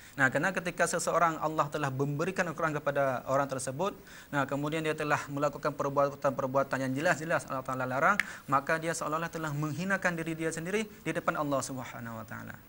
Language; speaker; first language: Malay; non-native, local second language; Achinese